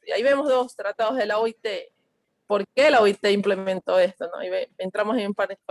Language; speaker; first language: Spanish; native; Spanish